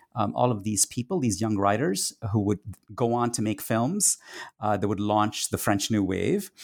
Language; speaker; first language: English; non-native, local second language; Tamil